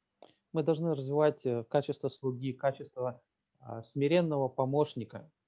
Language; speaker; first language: Russian; native; Russian